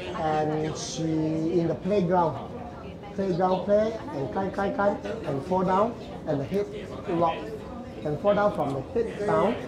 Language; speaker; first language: English; non-native, local second language; Cantonese